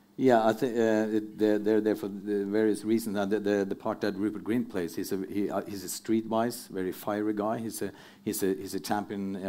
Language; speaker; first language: English; non-native, fluent; Norwegian